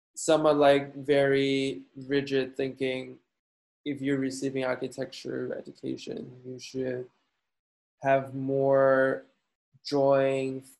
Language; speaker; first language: English; non-native, fluent; Chinese